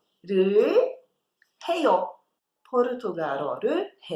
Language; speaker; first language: Korean; non-native, fluent; Portuguese